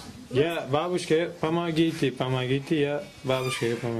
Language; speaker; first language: Russian; non-native, learner; Uzbek